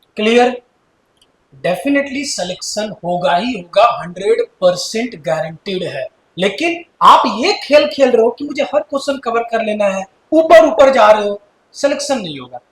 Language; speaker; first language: Hindi; native; Hindi